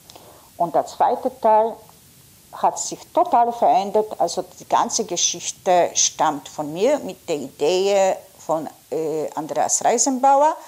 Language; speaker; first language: German; non-native, fluent; Polish